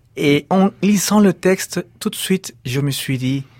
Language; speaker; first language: French; non-native, fluent; Spanish